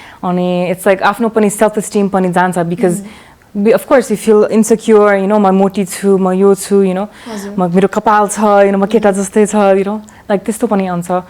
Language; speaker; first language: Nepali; early bilingual, heritage; English